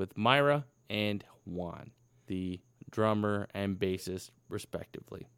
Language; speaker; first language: English; early bilingual, other home language; Spanish